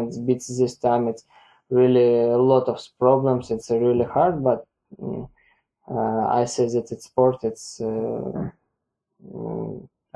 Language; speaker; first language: English; non-native, learner; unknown